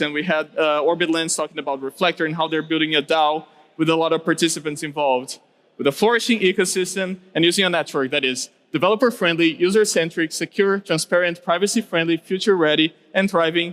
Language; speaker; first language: English; non-native, local second language; Portuguese